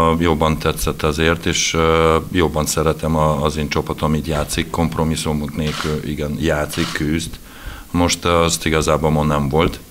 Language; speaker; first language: Hungarian; non-native, fluent; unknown